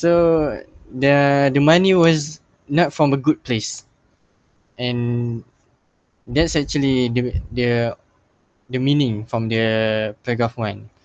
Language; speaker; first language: English; non-native, local second language; Malay